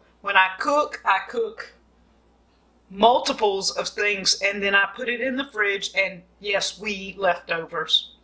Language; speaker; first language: English; native; English